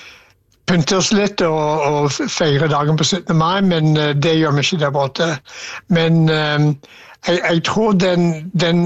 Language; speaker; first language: Norwegian; non-native, fluent; English